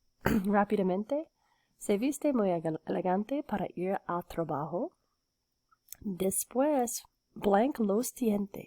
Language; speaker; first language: Spanish; non-native, fluent; English